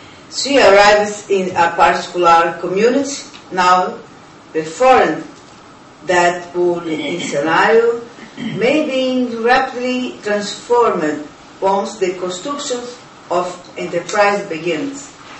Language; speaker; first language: English; non-native, learner; Portuguese